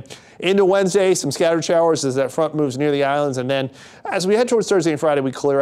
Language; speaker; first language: English; native; English